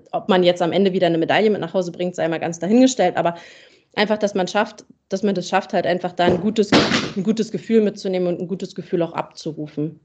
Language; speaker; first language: German; native; German